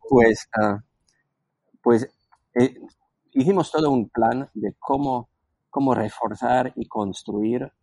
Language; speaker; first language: Spanish; non-native, fluent; Slovak